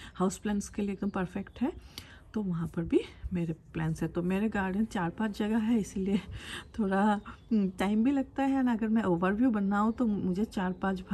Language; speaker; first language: Hindi; non-native, local second language; Assamese